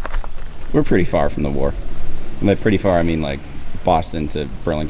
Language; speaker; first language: English; native; English